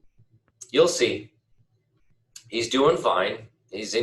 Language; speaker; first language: English; native; English